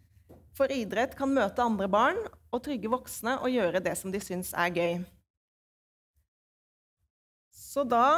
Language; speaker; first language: Norwegian; native; Norwegian